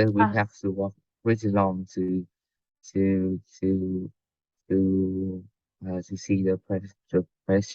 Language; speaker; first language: English; non-native, learner; Vietnamese